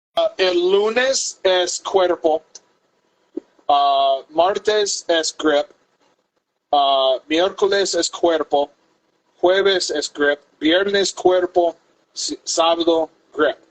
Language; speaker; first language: Spanish; non-native, fluent; English